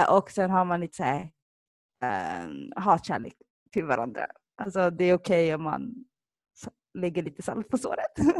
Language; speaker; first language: Swedish; early bilingual, other home language; Somali